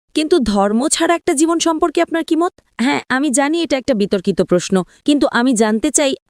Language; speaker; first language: Bangla; non-native, fluent; Italian